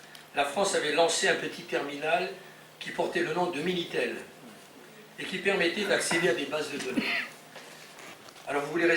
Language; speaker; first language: French; native; French